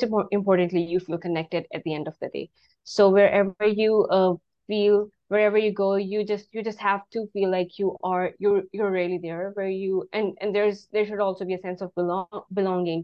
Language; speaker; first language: English; non-native, local second language; Urdu